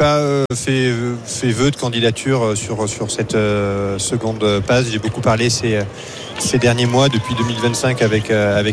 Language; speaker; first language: French; native; French